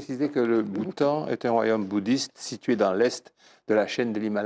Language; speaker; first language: French; native; French